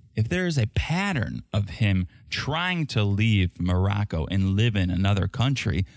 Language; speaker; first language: English; early bilingual, other home language; Russian